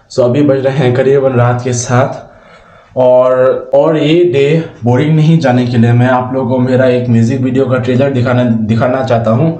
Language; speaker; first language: Hindi; non-native, local second language; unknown